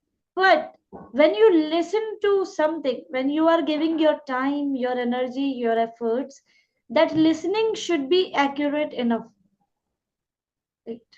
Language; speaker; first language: English; non-native, local second language; Hindi